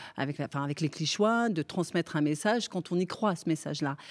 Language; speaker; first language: French; native; French